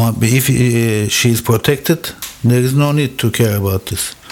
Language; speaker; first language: English; non-native, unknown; Turkish